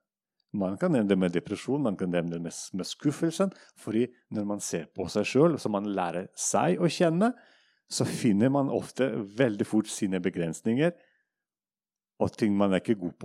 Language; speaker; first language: Norwegian; non-native, fluent; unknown